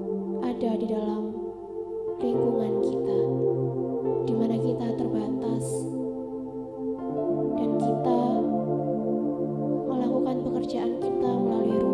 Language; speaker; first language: Indonesian; native; Indonesian